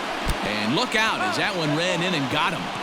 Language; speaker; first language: English; native; English